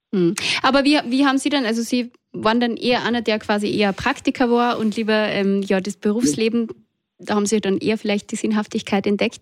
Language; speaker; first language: German; native; German